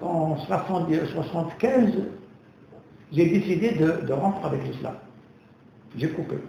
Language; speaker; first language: French; non-native, local second language; Kabyle